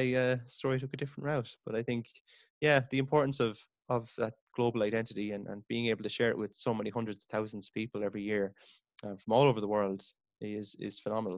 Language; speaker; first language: English; native; English